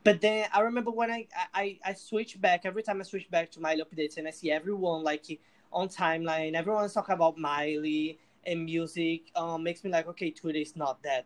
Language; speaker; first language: English; non-native, fluent; Portuguese